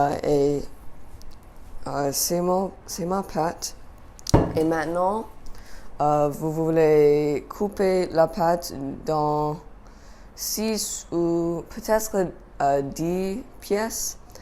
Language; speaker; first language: French; non-native, learner; English